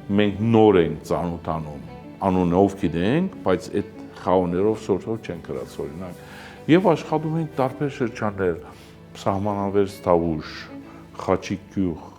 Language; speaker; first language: Armenian; early bilingual, heritage; Armenian